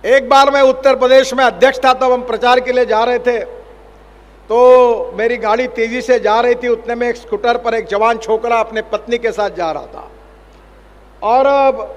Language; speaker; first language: Hindi; non-native, local second language; Marathi